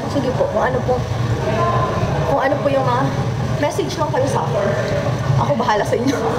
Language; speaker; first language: Filipino; native; Filipino